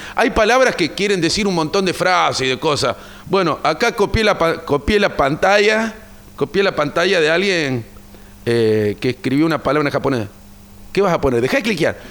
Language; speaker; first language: Spanish; native; Spanish